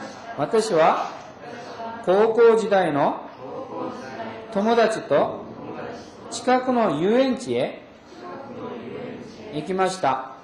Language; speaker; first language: Japanese; non-native, fluent; Korean